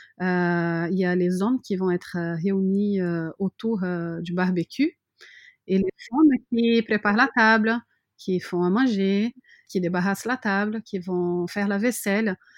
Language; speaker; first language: French; non-native, fluent; Portuguese